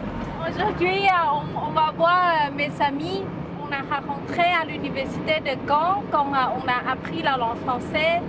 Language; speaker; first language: French; non-native, learner; Thai